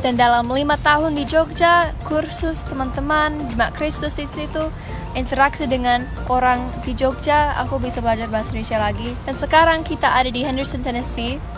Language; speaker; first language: Indonesian; early bilingual, other home language; English